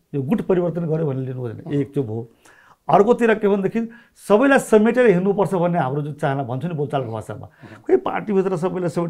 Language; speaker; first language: Nepali; non-native, local second language; Maithili